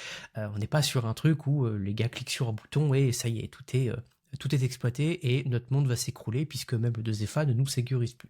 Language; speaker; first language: French; native; French